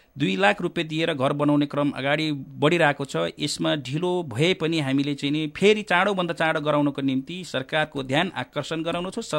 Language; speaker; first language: Nepali; non-native, local second language; Eastern Tamang